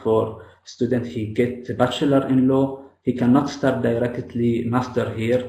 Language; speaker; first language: English; non-native, fluent; Arabic